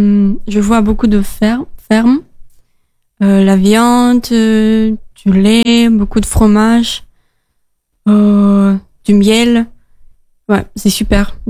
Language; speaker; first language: French; non-native, learner; Russian